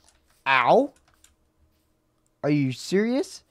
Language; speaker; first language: English; native; English